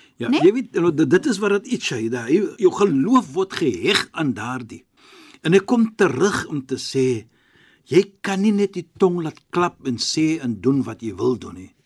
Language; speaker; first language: Afrikaans; non-native, fluent; Arabic